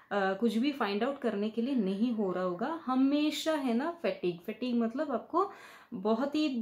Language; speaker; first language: Hindi; non-native, local second language; Kannada